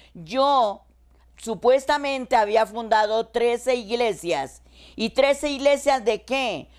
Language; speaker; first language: Spanish; native; Spanish